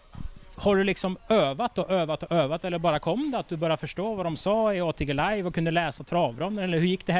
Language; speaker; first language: Swedish; native; Swedish